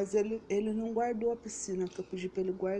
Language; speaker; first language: Portuguese; native; Portuguese